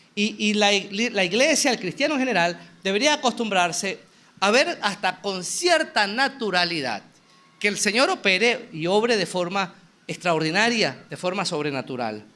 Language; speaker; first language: Spanish; native; Spanish